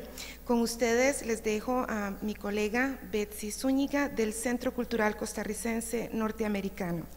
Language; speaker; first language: Spanish; native; Spanish